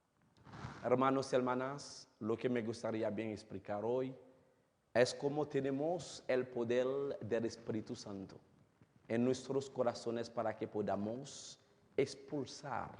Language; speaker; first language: Spanish; non-native, fluent; Haitian Creole